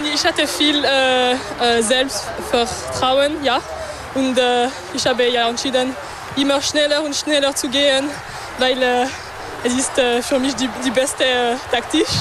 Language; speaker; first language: German; non-native, local second language; French